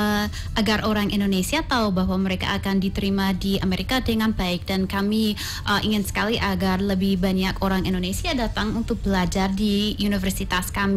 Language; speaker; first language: Indonesian; non-native, fluent; English